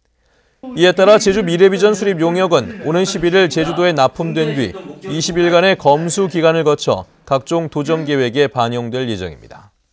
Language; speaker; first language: Korean; native; Korean